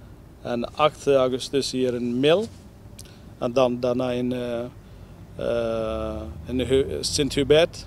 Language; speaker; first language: Dutch; non-native, learner; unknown